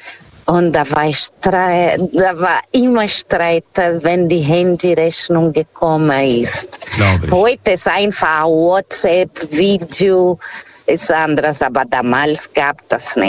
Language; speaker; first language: German; non-native, learner; Portuguese